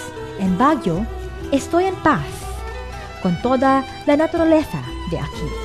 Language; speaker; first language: Spanish; non-native, fluent; Filipino